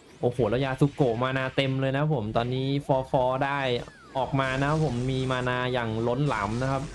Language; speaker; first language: Thai; native; Thai